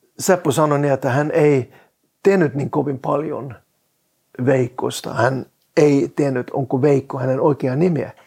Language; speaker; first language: Finnish; non-native, fluent; Norwegian